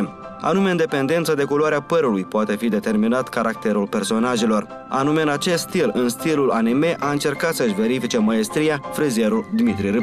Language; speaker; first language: Romanian; native; Romanian